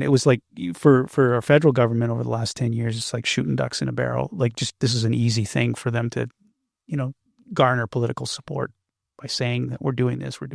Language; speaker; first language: English; native; English